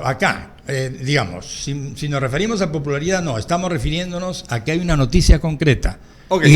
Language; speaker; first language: Spanish; native; Spanish